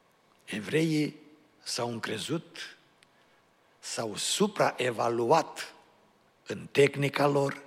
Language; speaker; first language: Romanian; native; Romanian